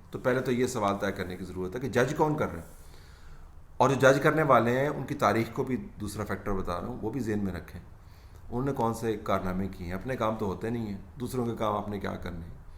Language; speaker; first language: Urdu; native; Urdu